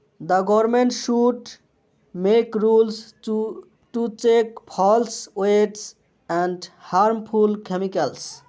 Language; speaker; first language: English; non-native, local second language; Bangla